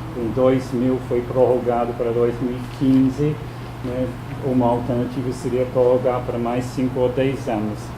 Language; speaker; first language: Portuguese; non-native, fluent; English